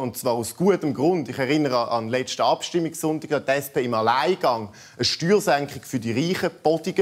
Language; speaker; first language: German; native; German